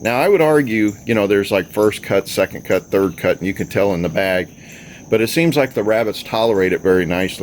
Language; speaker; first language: English; native; English